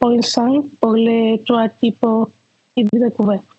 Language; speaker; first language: French; non-native, fluent; Spanish